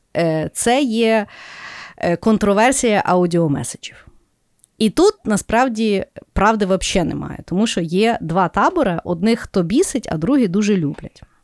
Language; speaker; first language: Ukrainian; native; Ukrainian